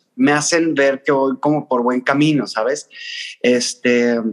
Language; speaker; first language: Spanish; native; Spanish